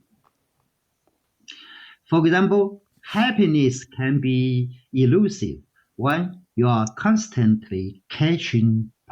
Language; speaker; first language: English; non-native, learner; Chinese